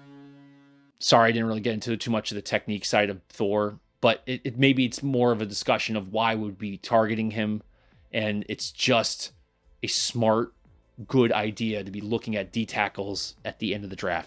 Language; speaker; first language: English; native; English